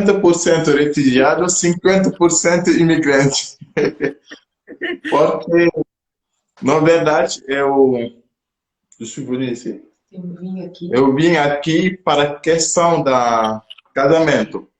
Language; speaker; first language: Portuguese; non-native, local second language; French